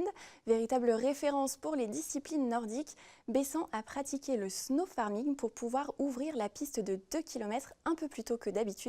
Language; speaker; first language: French; native; French